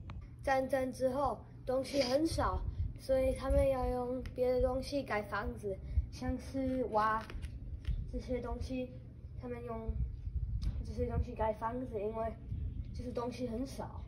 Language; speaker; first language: Chinese; early bilingual, heritage; English